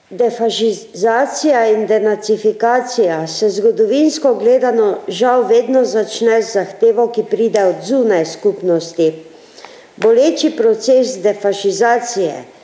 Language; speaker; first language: Slovenian; native; Slovenian